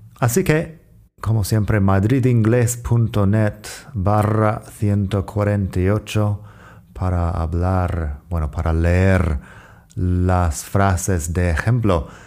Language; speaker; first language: Spanish; non-native, fluent; English